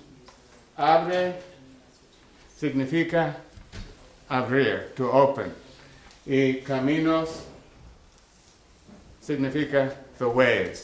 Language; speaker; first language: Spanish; non-native, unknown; English